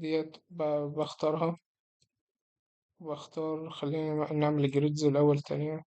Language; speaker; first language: Arabic; native; Arabic